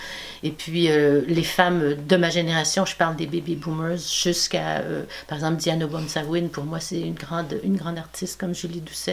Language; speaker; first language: French; native; French